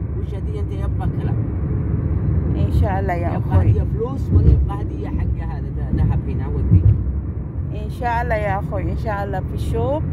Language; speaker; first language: Arabic; non-native, learner; Filipino